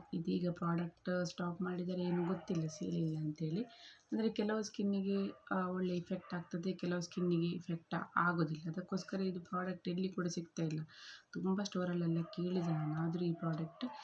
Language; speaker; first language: Kannada; native; Kannada